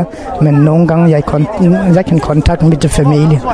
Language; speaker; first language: Danish; non-native, learner; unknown